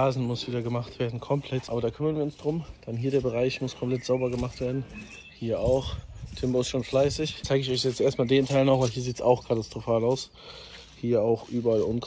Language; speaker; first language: German; native; German